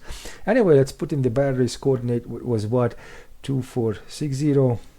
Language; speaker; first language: English; non-native, fluent; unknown